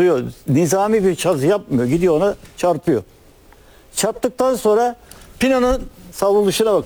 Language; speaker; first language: Turkish; native; Turkish